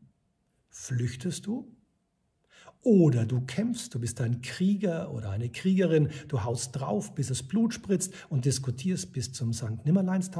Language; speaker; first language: German; native; German